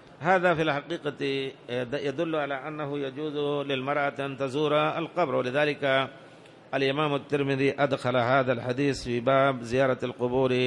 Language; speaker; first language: Arabic; non-native, fluent; Urdu